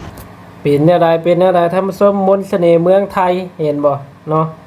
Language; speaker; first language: Thai; non-native, local second language; Lao